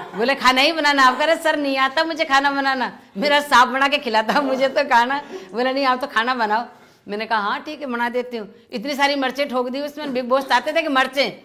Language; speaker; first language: Hindi; native; Hindi